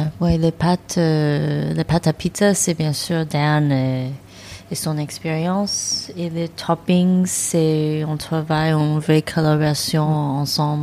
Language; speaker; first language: French; non-native, learner; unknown